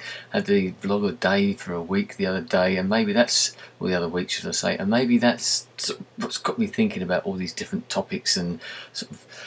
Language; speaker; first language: English; native; English